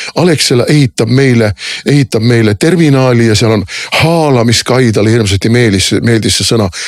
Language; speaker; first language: Estonian; native; Estonian